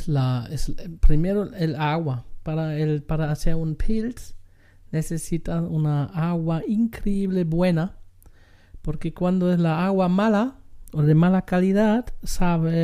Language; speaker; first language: Spanish; non-native, learner; German